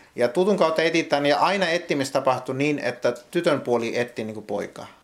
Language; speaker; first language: Finnish; non-native, learner; Hindi